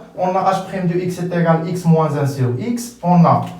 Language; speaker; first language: French; non-native, local second language; Arabic